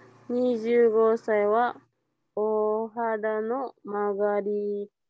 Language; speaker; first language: Japanese; non-native, learner; Indonesian